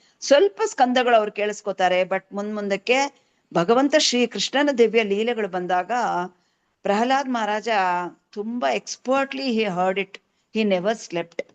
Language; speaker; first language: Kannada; native; Kannada